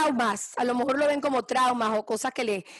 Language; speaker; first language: Spanish; early bilingual, heritage; Spanish